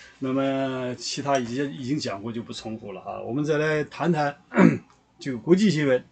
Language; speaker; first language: Chinese; native; Chinese